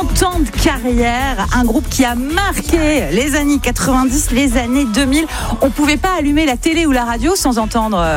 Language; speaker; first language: French; native; French